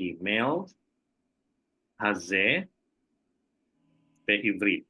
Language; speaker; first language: Hebrew; non-native, fluent; Indonesian